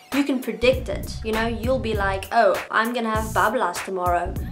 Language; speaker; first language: English; non-native, local second language; Afrikaans